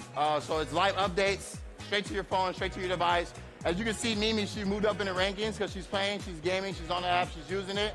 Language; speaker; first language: English; native; English